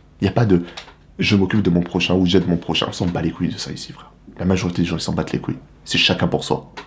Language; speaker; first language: French; native; French